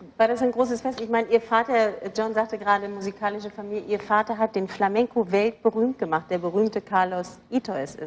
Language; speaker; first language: German; native; German